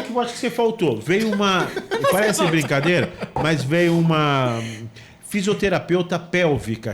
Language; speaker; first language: Portuguese; native; Portuguese